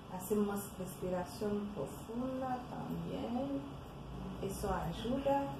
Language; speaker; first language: Spanish; non-native, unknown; Haitian Creole